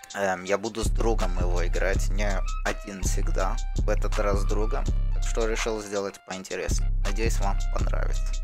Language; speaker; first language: Russian; early bilingual, heritage; Russian